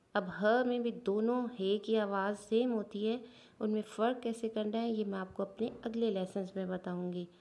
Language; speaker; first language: Urdu; native; Urdu